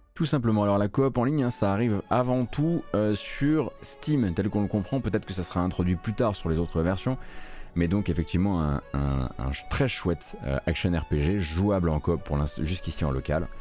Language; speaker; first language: French; native; French